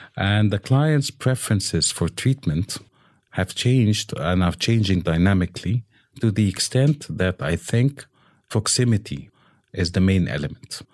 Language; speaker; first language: English; non-native, local second language; Arabic